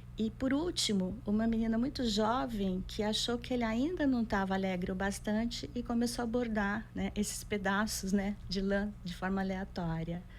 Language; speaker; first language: Portuguese; native; Portuguese